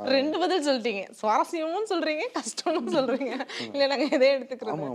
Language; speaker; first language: Tamil; native; Tamil